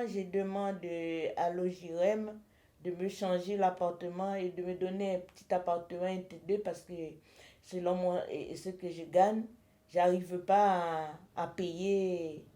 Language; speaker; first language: French; non-native, learner; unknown